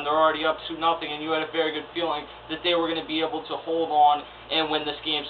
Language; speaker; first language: English; native; English